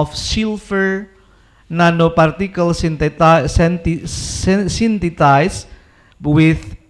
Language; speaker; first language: English; non-native, local second language; Indonesian